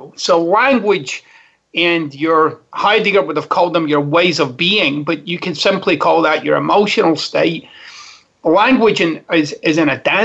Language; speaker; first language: English; native; English